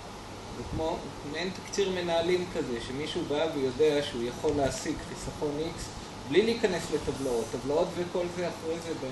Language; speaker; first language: Hebrew; native; Hebrew